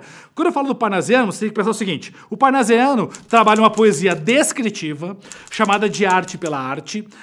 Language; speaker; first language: Portuguese; native; Portuguese